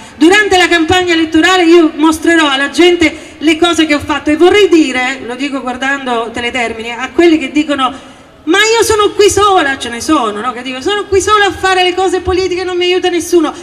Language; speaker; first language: Italian; native; Italian